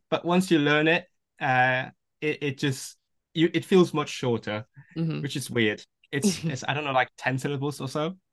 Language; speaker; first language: English; non-native, local second language; Cantonese